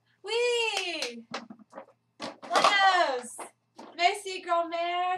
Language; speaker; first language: French; non-native, learner; English